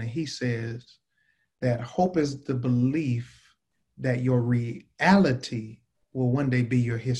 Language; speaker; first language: English; native; English